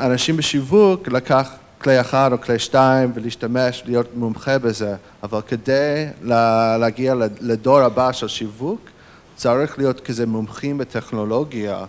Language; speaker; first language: Hebrew; non-native, fluent; English